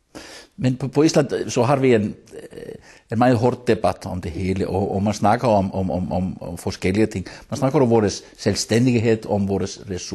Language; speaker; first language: Danish; non-native, fluent; Icelandic